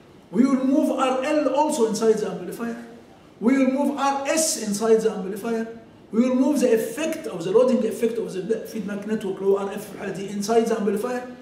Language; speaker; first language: English; non-native, fluent; Arabic